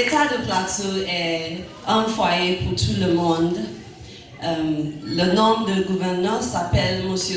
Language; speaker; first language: French; non-native, learner; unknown